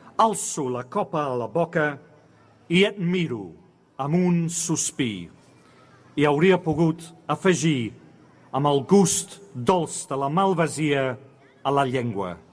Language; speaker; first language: Catalan; non-native, fluent; English